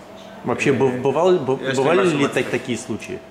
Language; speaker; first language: Russian; native; Russian